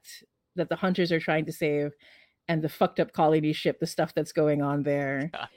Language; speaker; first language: English; non-native, local second language; Filipino